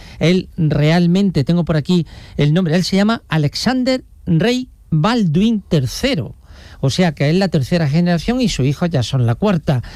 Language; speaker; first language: Spanish; native; Spanish